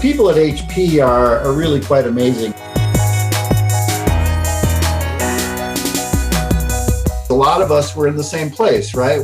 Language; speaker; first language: English; native; English